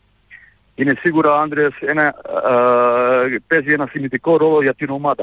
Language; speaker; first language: Greek; non-native, fluent; Serbian